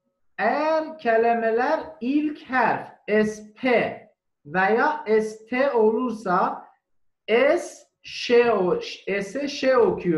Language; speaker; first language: Turkish; non-native, learner; German